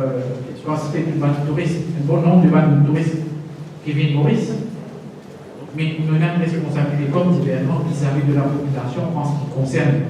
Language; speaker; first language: French; non-native, local second language; Morisyen